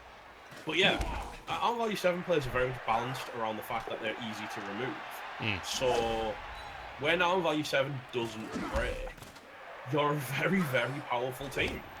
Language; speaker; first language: English; native; English